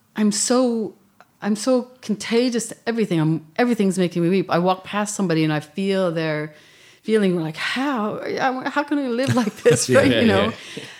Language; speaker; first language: English; native; English